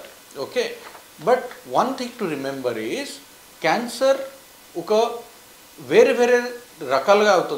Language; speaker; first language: Telugu; non-native, fluent; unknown